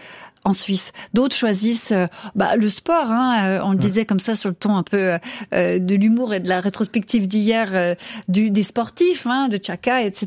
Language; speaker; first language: French; native; French